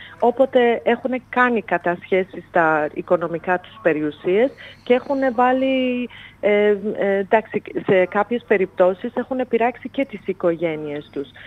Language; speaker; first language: Greek; non-native, fluent; Persian